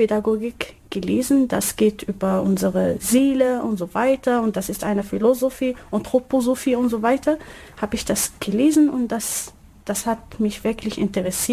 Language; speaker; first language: German; non-native, learner; Arabic